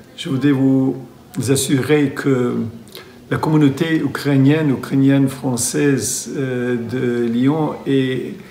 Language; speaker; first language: French; non-native, fluent; Ukrainian